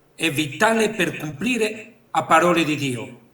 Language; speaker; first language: Italian; non-native, learner; Spanish